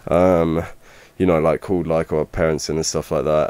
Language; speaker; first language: English; native; English